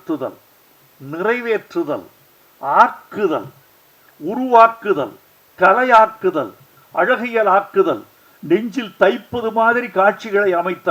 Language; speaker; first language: Tamil; native; Tamil